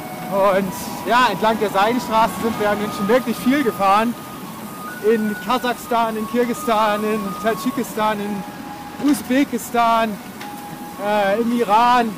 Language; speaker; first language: German; native; German